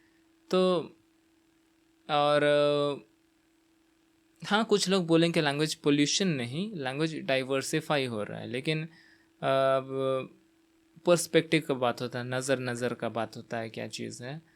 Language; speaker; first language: Hindi; non-native, local second language; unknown